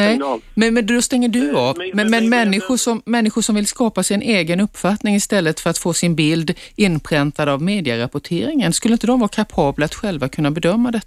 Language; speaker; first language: Swedish; native; Swedish